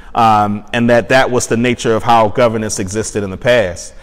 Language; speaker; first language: English; native; English